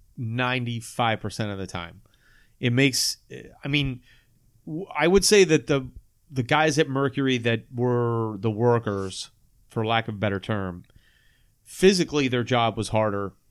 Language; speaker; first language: English; native; English